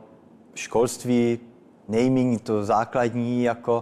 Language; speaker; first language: Czech; early bilingual, heritage; Czech